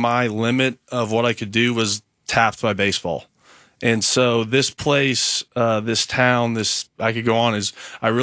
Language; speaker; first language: English; native; English